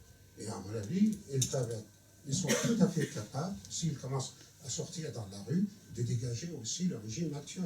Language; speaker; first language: French; non-native, fluent; Arabic